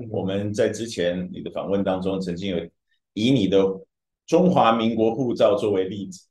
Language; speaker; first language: Chinese; native; Chinese